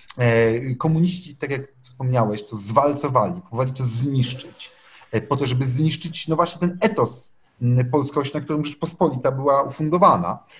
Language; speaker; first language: Polish; native; Polish